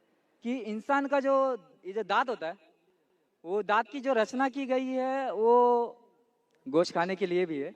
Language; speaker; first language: Hindi; non-native, local second language; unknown